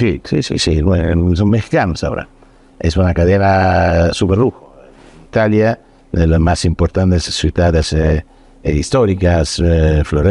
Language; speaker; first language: Spanish; non-native, fluent; Italian